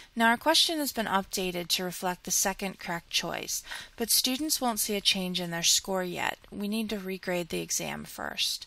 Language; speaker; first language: English; native; English